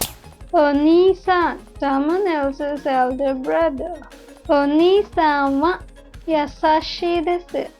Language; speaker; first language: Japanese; non-native, learner; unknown